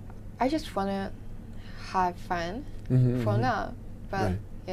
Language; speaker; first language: English; non-native, learner; Japanese